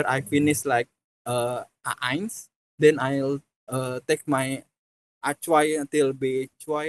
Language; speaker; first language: English; non-native, fluent; Indonesian